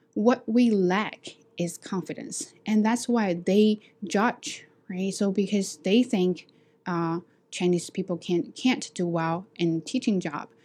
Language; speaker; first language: English; non-native, fluent; Chinese